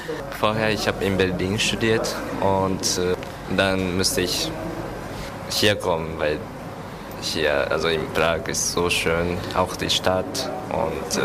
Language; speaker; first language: German; non-native, learner; Japanese